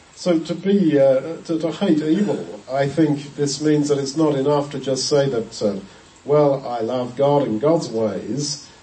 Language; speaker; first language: English; native; English